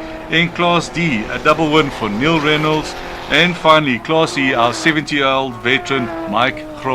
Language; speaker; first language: English; native; English